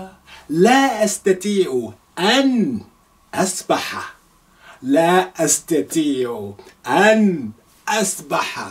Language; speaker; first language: Arabic; non-native, fluent; Yoruba